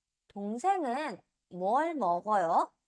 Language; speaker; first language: Korean; non-native, fluent; Spanish